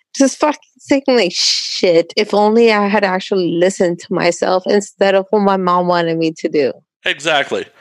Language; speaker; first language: English; early bilingual, other home language; Spanish